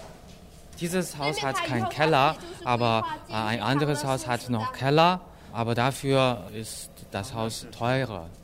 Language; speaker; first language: German; non-native, fluent; Chinese